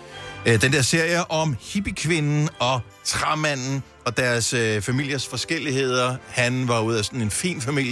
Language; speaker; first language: Danish; native; Danish